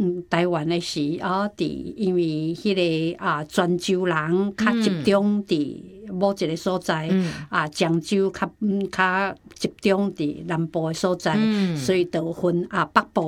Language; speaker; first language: Chinese; non-native, local second language; Min Nan Chinese